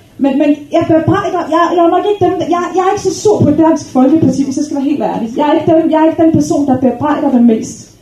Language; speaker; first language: Danish; early bilingual, other home language; Arabic